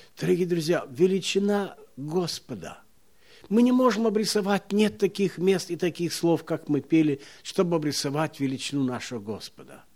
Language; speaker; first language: Russian; non-native, local second language; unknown